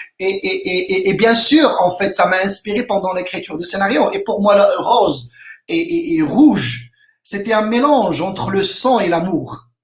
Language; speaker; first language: French; non-native, local second language; Arabic